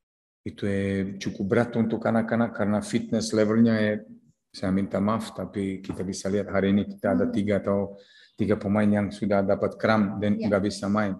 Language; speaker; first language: Indonesian; non-native, fluent; Serbian